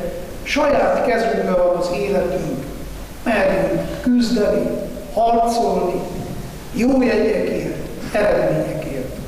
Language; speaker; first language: Hungarian; non-native, fluent; Italian